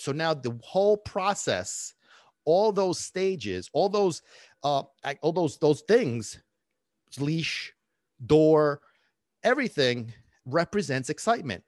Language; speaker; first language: English; early bilingual, other home language; Italian